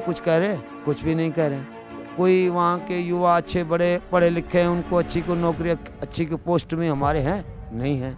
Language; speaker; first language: Urdu; non-native, local second language; Sindhi